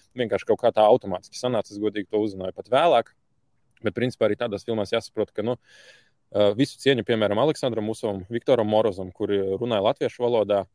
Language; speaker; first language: Latvian; native; Latvian